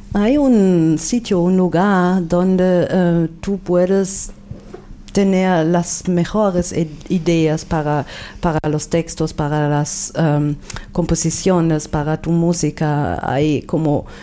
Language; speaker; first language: Spanish; non-native, fluent; German